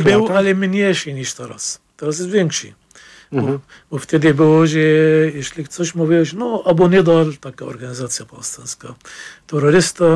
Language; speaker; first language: Polish; non-native, fluent; Arabic